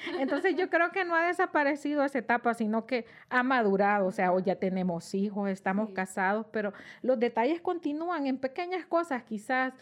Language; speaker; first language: Spanish; native; Spanish